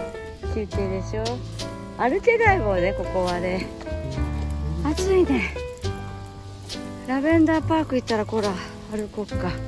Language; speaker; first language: Japanese; native; Japanese